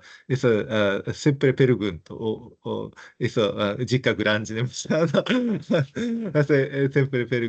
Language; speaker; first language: Portuguese; non-native, fluent; Japanese